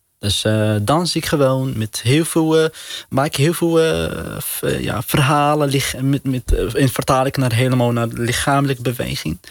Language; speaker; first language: Dutch; non-native, learner; Arabic